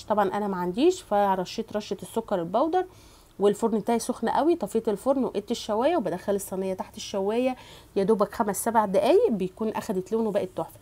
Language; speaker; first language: Arabic; native; Arabic